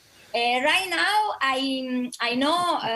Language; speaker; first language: English; non-native, learner; Italian